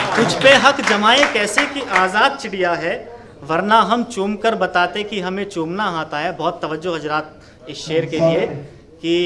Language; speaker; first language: Hindi; native; Hindi